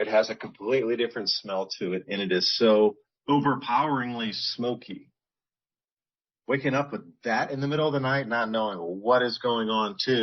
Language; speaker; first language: English; native; English